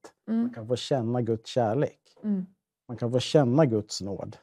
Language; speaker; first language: Swedish; native; Swedish